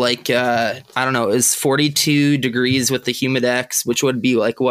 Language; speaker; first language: English; native; English